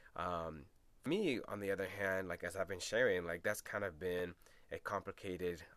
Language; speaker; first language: English; early bilingual, other home language; Spanish